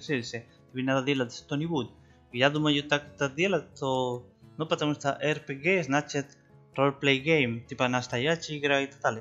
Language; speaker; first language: Russian; non-native, learner; Spanish